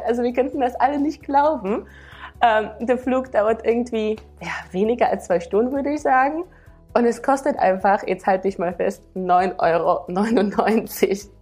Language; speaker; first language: German; non-native, fluent; Slovak